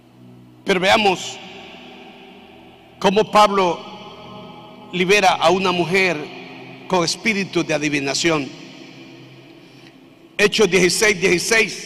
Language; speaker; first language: Spanish; native; Spanish